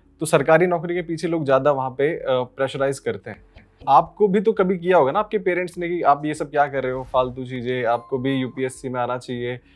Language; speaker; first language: Hindi; native; Hindi